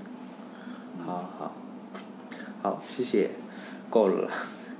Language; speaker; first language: Chinese; non-native, fluent; Korean